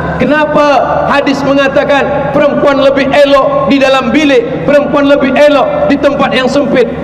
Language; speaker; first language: Malay; native; Malay